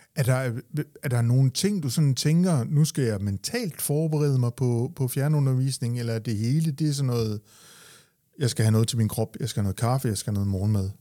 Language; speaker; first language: Danish; native; Danish